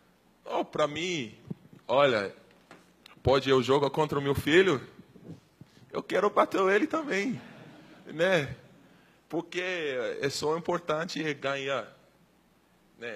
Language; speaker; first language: Portuguese; non-native, learner; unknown